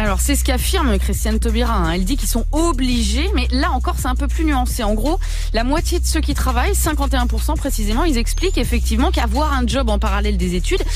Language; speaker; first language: French; native; French